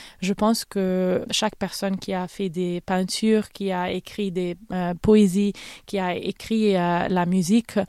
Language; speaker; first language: French; non-native, fluent; Arabic